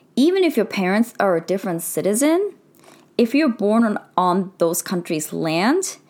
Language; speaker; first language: English; early bilingual, heritage; Japanese